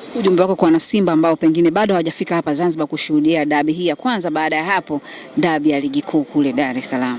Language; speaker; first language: Swahili; native; Swahili